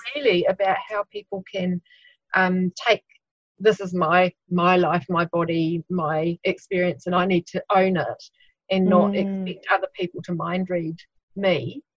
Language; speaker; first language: English; native; English